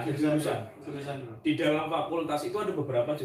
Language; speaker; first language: Indonesian; native; Indonesian